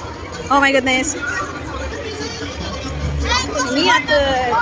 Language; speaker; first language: English; non-native, local second language; Filipino